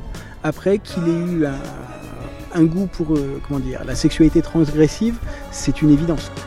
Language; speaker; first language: French; native; French